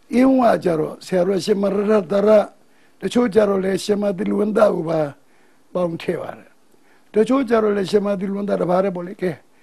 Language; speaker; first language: Burmese; native; Burmese